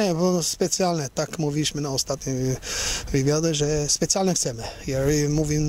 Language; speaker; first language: Polish; non-native, learner; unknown